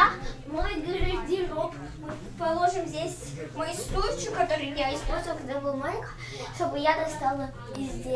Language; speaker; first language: Russian; early bilingual, heritage; Russian